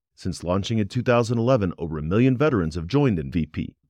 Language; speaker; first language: English; native; English